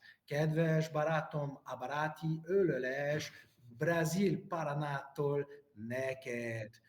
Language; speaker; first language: Hungarian; non-native, learner; Portuguese